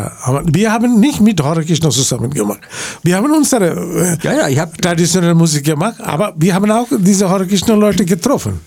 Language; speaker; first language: German; non-native, learner; Bangla